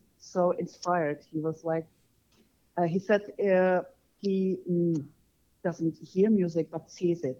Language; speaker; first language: English; non-native, fluent; Czech